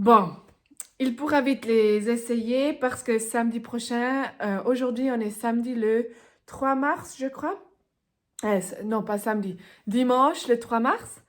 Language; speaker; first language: French; non-native, local second language; Swiss German